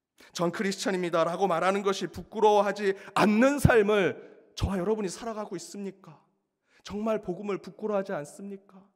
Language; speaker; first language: Korean; native; Korean